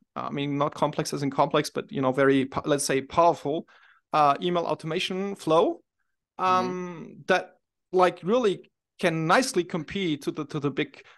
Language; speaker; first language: English; non-native, fluent; German